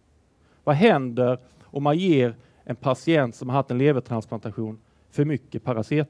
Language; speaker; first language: Swedish; native; Swedish